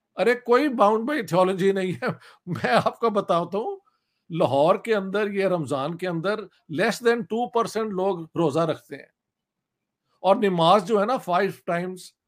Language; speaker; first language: Urdu; non-native, local second language; Punjabi